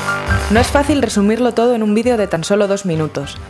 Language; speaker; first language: Spanish; native; Spanish